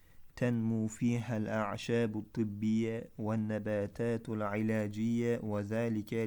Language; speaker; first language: Arabic; non-native, fluent; Uzbek